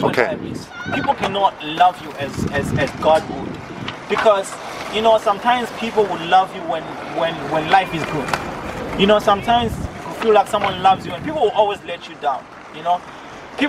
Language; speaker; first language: English; non-native, local second language; Shona